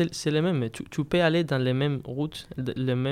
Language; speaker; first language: French; non-native, learner; Spanish